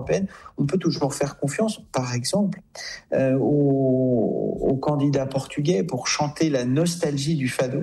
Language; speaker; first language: French; native; French